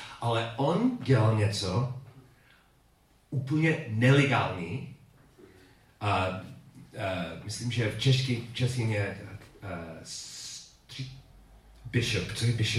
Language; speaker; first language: Czech; non-native, learner; English